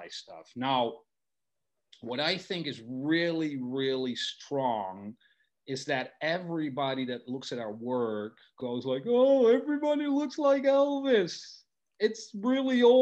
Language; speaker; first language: English; non-native, fluent; Dutch